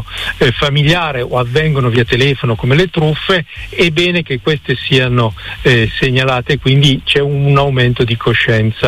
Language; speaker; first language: Italian; native; Italian